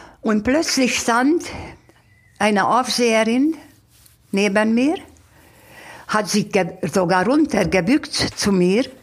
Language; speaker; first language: German; non-native, fluent; Hungarian